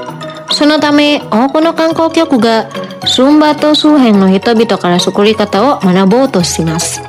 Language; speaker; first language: Japanese; non-native, fluent; Indonesian